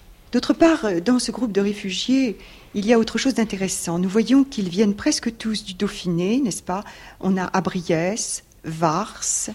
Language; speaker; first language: French; native; French